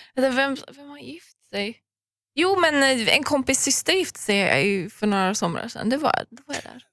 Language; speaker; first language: Swedish; early bilingual, other home language; Persian